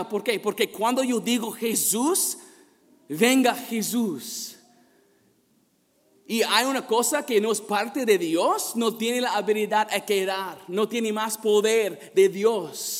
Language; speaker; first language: Spanish; non-native, fluent; English